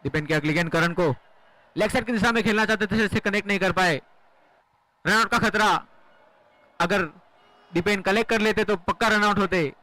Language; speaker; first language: Hindi; non-native, local second language; Gujarati